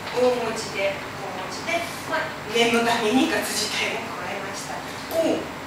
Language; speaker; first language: Japanese; non-native, fluent; Ukrainian